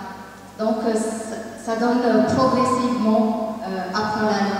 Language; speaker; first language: French; non-native, learner; Tamil